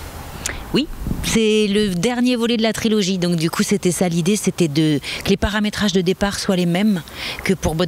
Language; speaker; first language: French; native; French